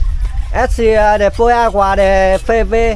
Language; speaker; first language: Portuguese; non-native, learner; Vietnamese